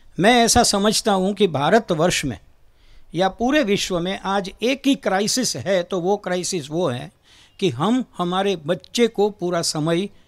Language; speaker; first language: Hindi; non-native, local second language; Gujarati